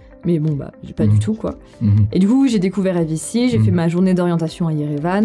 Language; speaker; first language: French; native; French